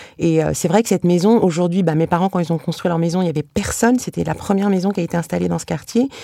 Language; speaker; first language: French; early bilingual, other home language; Arabic